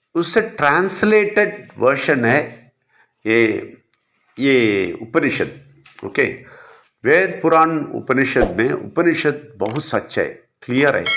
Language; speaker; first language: Hindi; non-native, local second language; Malayalam